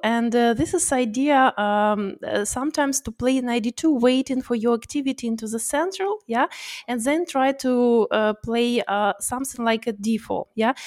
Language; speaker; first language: English; non-native, learner; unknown